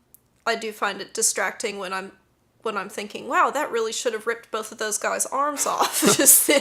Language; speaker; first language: English; native; English